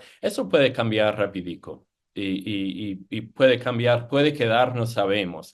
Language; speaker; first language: Spanish; non-native, fluent; English